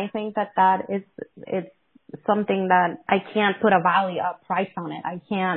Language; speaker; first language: English; non-native, fluent; Spanish